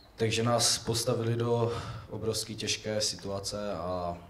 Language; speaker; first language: Czech; native; Czech